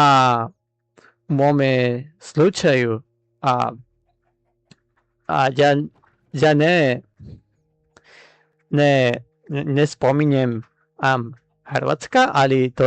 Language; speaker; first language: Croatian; non-native, learner; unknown